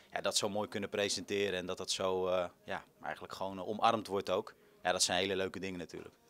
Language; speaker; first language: Dutch; native; Dutch